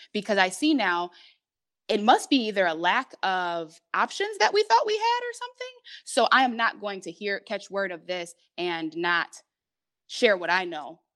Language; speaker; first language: English; native; English